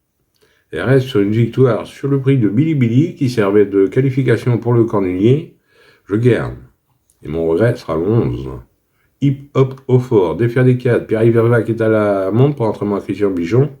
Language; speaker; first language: French; native; French